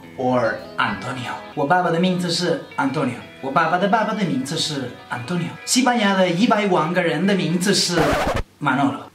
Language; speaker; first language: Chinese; non-native, fluent; Spanish